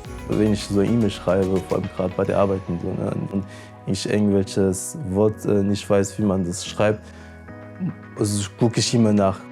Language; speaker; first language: German; non-native, fluent; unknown